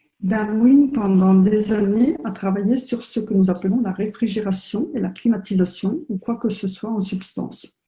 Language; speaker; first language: French; native; French